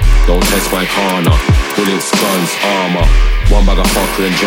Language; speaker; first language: English; non-native, fluent; Spanish